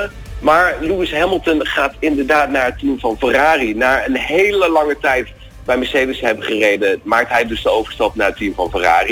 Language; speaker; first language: Dutch; native; Dutch